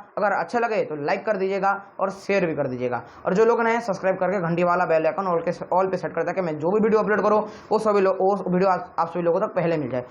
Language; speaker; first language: Hindi; non-native, local second language; Odia